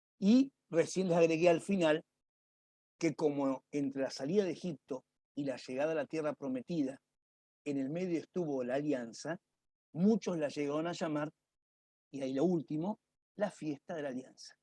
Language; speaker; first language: Spanish; native; Spanish